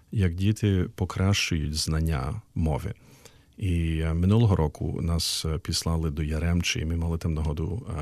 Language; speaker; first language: Ukrainian; early bilingual, heritage; Ukrainian